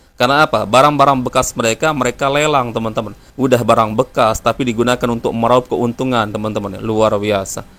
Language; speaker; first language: Indonesian; native; Indonesian